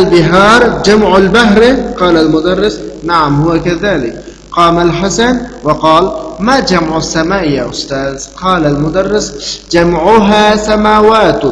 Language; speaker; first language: Arabic; non-native, fluent; Uyghur